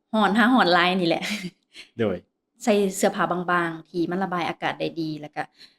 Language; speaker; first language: Lao; native; Lao